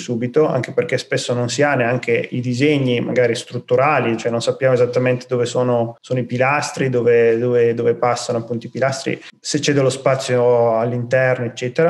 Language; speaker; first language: Italian; native; Italian